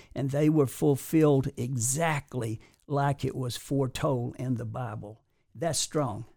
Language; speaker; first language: English; native; English